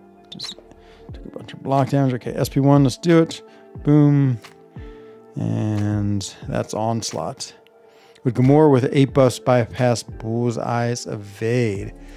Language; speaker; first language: English; native; English